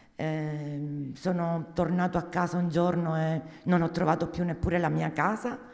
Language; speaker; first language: Italian; native; Italian